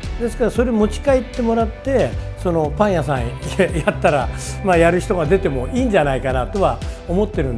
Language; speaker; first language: Japanese; native; Japanese